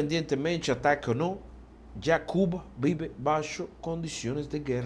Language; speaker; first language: Portuguese; non-native, fluent; Spanish